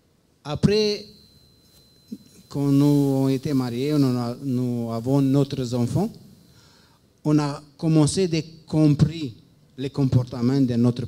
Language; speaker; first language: French; non-native, fluent; Romanian